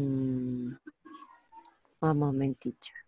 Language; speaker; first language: English; non-native, learner; Spanish